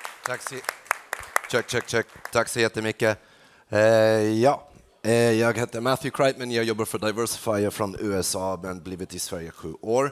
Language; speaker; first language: Swedish; non-native, fluent; English